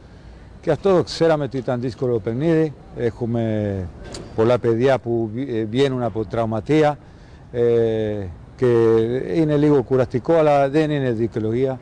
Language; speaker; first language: Greek; non-native, learner; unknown